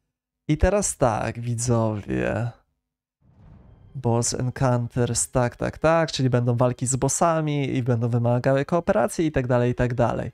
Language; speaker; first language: Polish; native; Polish